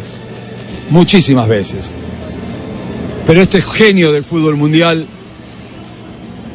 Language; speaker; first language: Spanish; native; Spanish